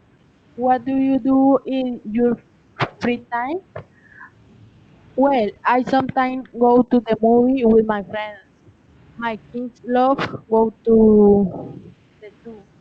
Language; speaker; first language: English; non-native, learner; Spanish